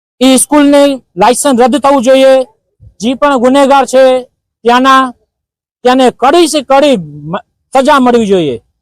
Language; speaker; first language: Gujarati; non-native, local second language; Sindhi